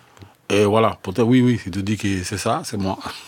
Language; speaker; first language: French; non-native, learner; Spanish